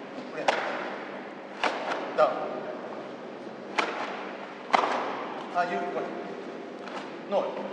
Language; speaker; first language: Japanese; native; Japanese